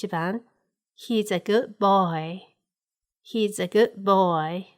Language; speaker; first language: English; non-native, fluent; Japanese